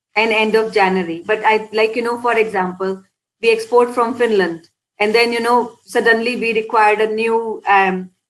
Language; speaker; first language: English; non-native, local second language; Hindi